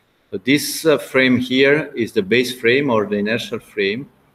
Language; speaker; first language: English; non-native, fluent; Italian